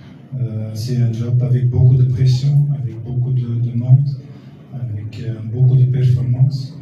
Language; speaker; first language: French; non-native, local second language; Dutch